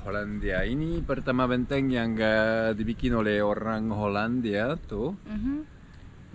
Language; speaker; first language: Indonesian; non-native, fluent; French